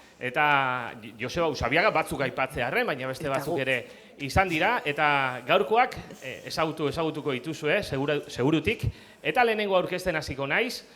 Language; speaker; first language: Basque; native; Basque